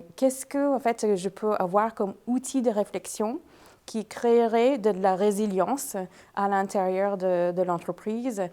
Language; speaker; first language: French; non-native, fluent; English